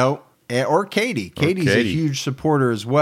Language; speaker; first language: English; native; English